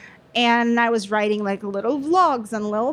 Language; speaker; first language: English; non-native, fluent; Russian